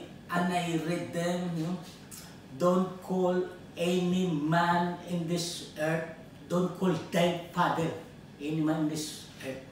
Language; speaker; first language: English; non-native, learner; Filipino